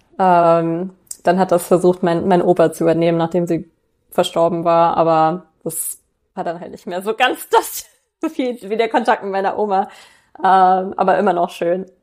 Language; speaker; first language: German; native; German